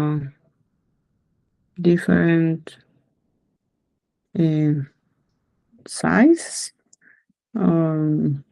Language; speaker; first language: English; non-native, learner; Spanish